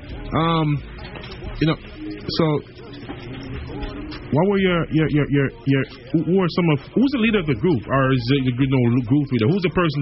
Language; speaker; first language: English; native; English